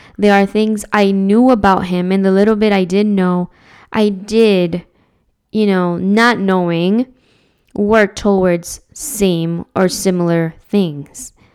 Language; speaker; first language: English; early bilingual, other home language; Spanish